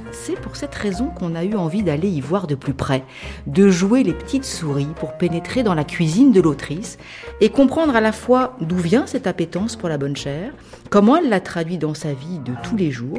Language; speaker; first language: French; native; French